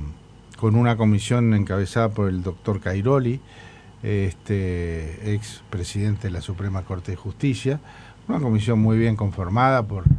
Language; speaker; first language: Spanish; native; Spanish